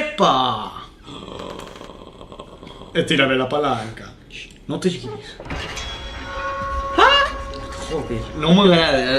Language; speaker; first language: Catalan; native; Catalan